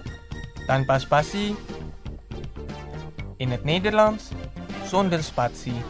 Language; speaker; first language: Dutch; non-native, learner; Indonesian